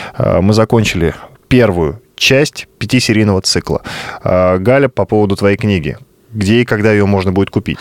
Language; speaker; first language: Russian; native; Russian